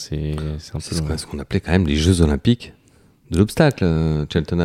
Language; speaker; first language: French; native; French